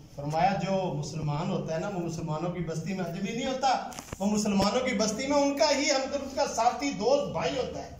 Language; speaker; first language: Urdu; non-native, local second language; Punjabi